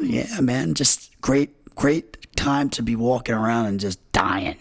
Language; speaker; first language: English; native; English